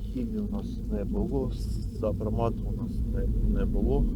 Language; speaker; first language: Ukrainian; non-native, local second language; Russian